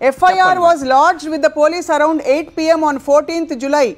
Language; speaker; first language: English; non-native, local second language; Telugu